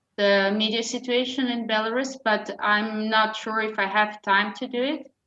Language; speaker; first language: English; non-native, fluent; Russian